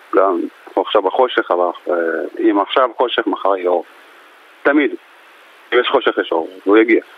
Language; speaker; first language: Hebrew; early bilingual, other home language; Amharic